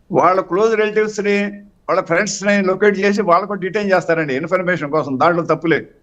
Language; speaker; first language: Telugu; native; Telugu